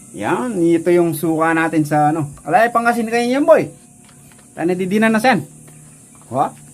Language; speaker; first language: Filipino; native; Filipino